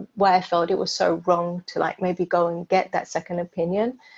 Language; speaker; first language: English; native; English